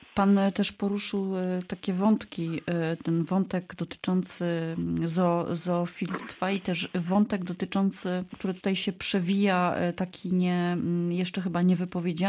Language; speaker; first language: Polish; native; Polish